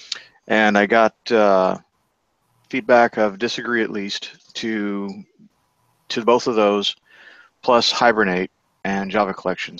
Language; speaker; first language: English; native; English